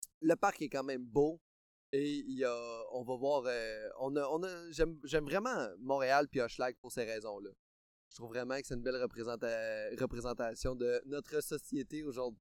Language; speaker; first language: French; native; French